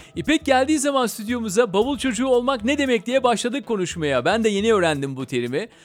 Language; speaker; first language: Turkish; native; Turkish